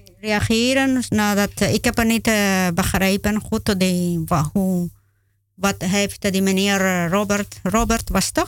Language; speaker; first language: Dutch; non-native, learner; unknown